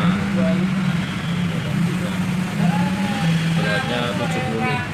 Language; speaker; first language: Indonesian; non-native, local second language; Javanese